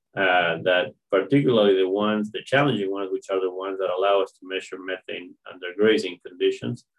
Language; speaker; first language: English; non-native, fluent; Spanish